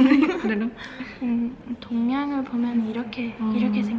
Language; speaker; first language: Korean; early bilingual, heritage; Czech